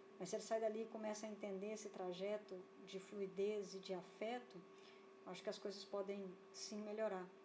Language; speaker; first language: Portuguese; native; Portuguese